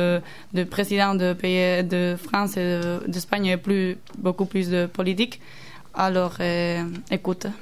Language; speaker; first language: French; non-native, learner; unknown